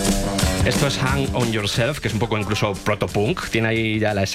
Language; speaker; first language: Spanish; native; Spanish